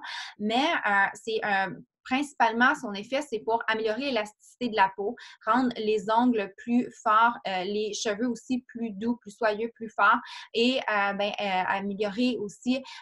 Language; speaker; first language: French; native; French